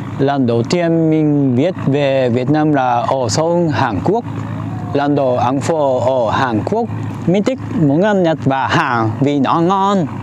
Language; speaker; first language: Vietnamese; non-native, fluent; Japanese